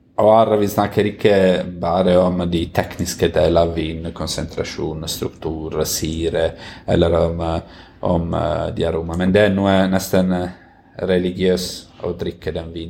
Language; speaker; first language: Norwegian; non-native, fluent; Italian